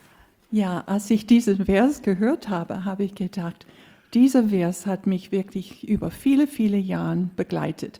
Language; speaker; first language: German; non-native, fluent; English